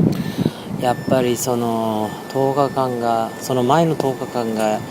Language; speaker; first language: Japanese; non-native, fluent; French